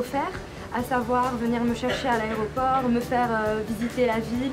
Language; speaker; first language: French; non-native, local second language; Arabic